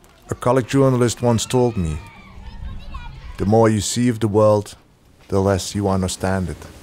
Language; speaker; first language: English; non-native, fluent; Dutch